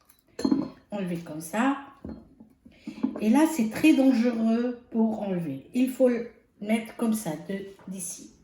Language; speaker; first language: French; non-native, fluent; Arabic